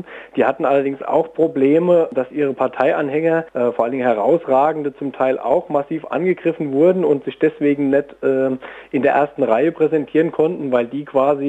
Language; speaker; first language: German; native; German